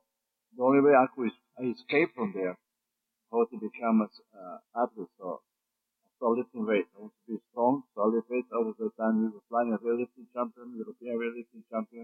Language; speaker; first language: English; non-native, fluent; Croatian